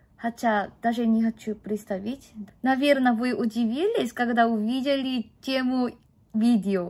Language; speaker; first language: Russian; non-native, fluent; Korean